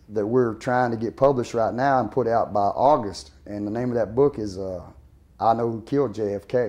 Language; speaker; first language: English; native; English